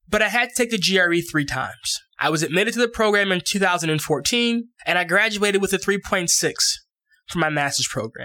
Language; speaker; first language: English; native; English